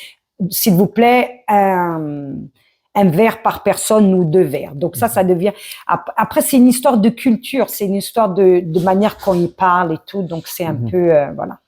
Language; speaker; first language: French; early bilingual, other home language; Arabic